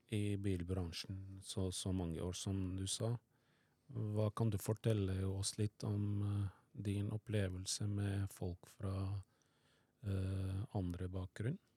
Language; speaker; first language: Norwegian; non-native, fluent; Arabic